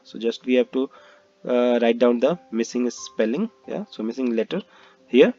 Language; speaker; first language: English; non-native, local second language; Hindi